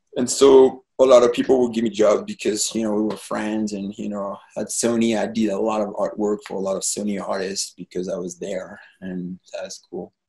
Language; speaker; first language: English; non-native, fluent; French